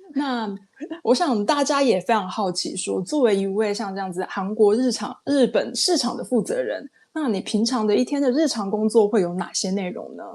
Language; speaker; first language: Chinese; native; Chinese